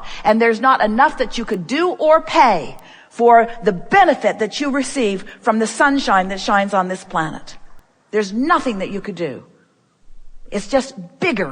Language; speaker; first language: English; native; English